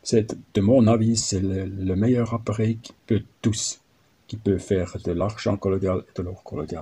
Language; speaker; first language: French; non-native, learner; German